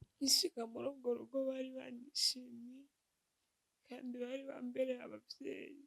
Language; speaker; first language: Rundi; native; Rundi